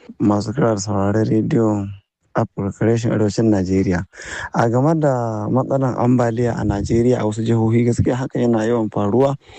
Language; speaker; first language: Hausa; native; Hausa